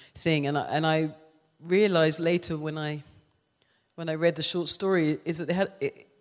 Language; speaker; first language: English; native; English